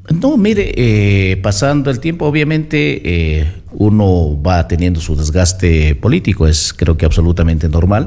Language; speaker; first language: Spanish; native; Spanish